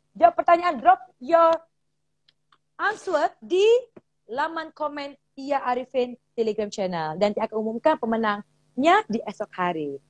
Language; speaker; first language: Malay; native; Malay